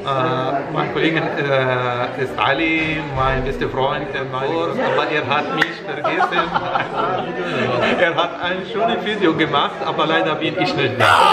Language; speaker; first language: German; non-native, learner; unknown